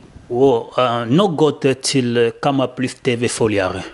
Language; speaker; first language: Swedish; non-native, learner; French